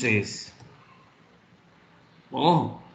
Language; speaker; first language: Spanish; native; Spanish